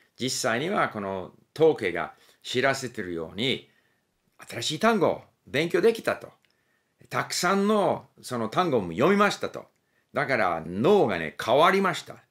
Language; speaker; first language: Japanese; non-native, fluent; English